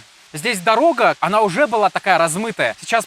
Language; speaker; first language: Russian; native; Russian